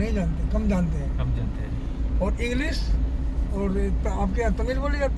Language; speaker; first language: Hindi; native; Hindi